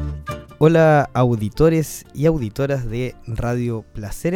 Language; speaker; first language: Spanish; native; Spanish